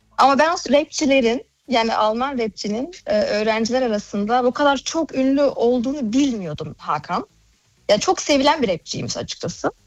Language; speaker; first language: Turkish; early bilingual, heritage; Turkish